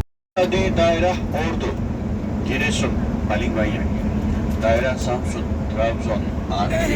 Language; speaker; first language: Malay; non-native, fluent; Turkish